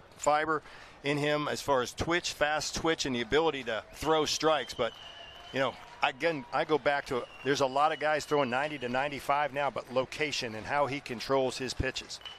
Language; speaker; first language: English; native; English